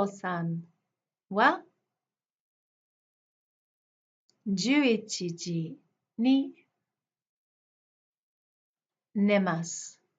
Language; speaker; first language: Japanese; non-native, fluent; English